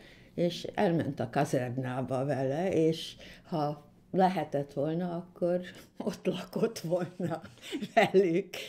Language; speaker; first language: Hungarian; early bilingual, heritage; Hungarian